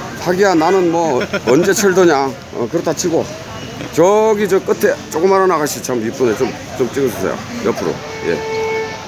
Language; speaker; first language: Korean; native; Korean